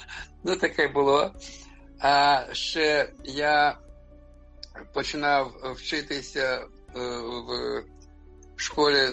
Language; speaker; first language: Ukrainian; non-native, local second language; Russian